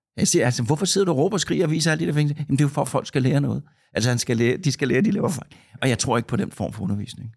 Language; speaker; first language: Danish; native; Danish